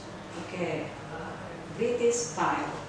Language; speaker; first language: English; non-native, fluent; Indonesian